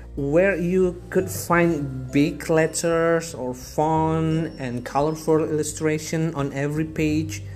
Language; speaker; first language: English; non-native, learner; Indonesian